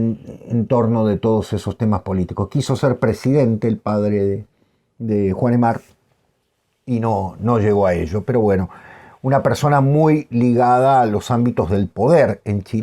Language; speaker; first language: Spanish; native; Spanish